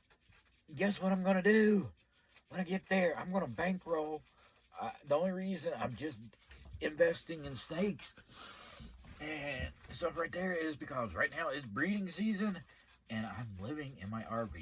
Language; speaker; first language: English; native; English